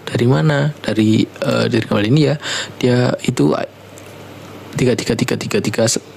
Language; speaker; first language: Indonesian; native; Indonesian